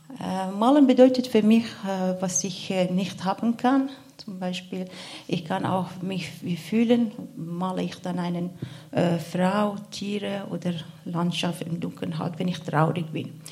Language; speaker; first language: German; non-native, learner; Arabic